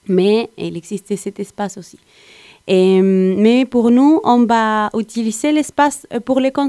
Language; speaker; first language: French; non-native, learner; Spanish